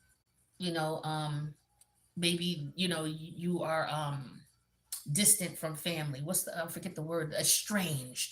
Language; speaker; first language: English; native; English